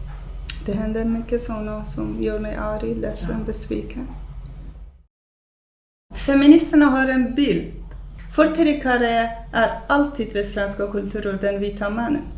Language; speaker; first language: Swedish; non-native, fluent; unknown